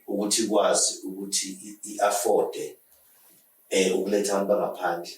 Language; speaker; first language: Zulu; native; Zulu